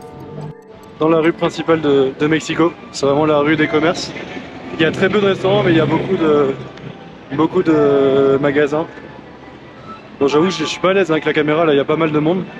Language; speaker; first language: French; native; French